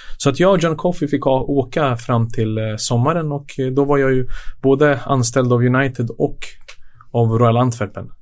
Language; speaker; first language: Swedish; early bilingual, other home language; Serbian